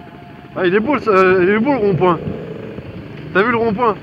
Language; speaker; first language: French; native; French